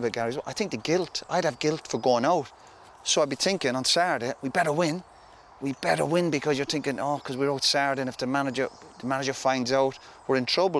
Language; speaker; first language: English; native; English